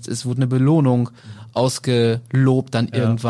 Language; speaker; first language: German; native; German